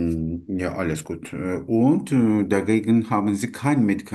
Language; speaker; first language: German; non-native, learner; Turkish